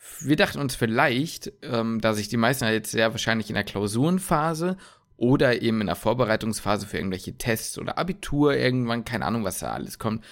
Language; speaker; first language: German; native; German